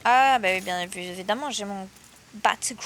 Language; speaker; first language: French; native; French